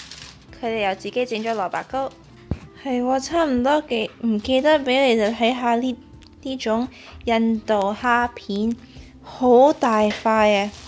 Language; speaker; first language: Cantonese; early bilingual, heritage; Cantonese